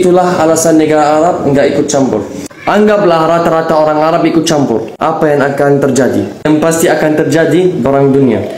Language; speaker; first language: Indonesian; non-native, fluent; Arabic